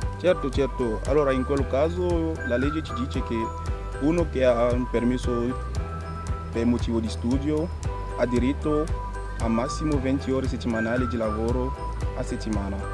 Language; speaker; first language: Italian; non-native, fluent; French